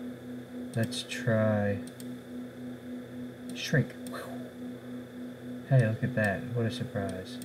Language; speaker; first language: English; native; English